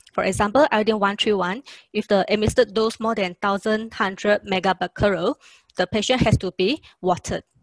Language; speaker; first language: English; non-native, local second language; Chinese